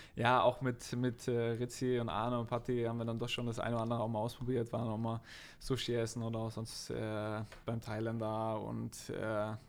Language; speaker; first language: German; native; German